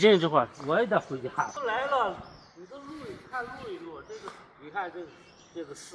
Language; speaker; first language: Chinese; native; Chinese